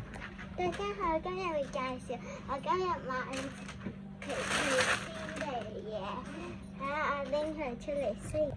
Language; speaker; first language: Cantonese; native; Cantonese